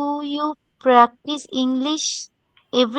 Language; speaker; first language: English; non-native, learner; Bangla